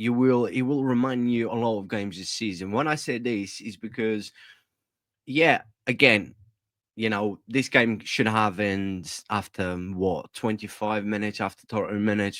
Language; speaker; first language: English; non-native, fluent; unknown